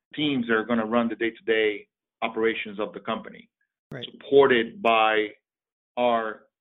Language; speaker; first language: English; non-native, fluent; Portuguese